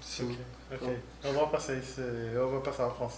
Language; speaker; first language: Portuguese; non-native, learner; Spanish